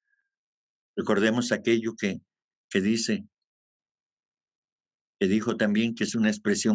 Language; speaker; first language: Spanish; native; Spanish